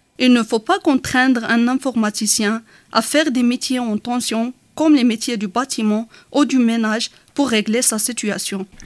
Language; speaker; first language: French; non-native, local second language; Arabic